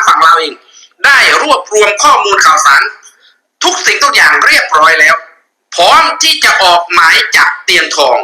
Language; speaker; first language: Thai; native; Thai